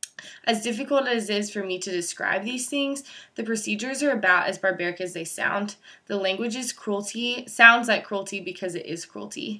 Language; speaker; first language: English; native; English